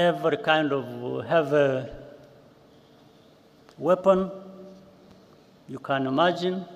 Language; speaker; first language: English; non-native, local second language; Kinyarwanda